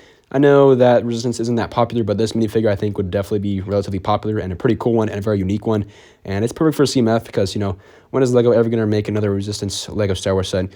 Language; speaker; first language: English; native; English